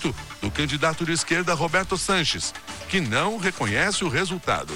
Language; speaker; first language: Portuguese; native; Portuguese